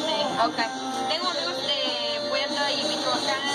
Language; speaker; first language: Spanish; non-native, learner; English